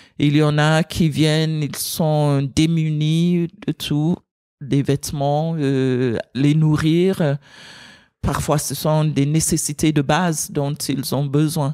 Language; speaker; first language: French; non-native, fluent; English